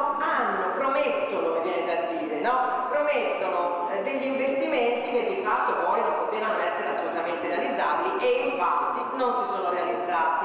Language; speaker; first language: Italian; native; Italian